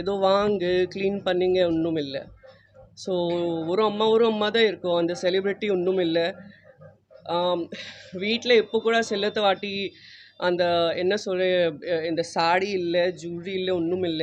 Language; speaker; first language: Tamil; non-native, fluent; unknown